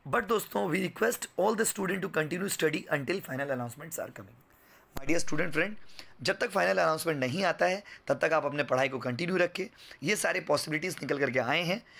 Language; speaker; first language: Hindi; native; Hindi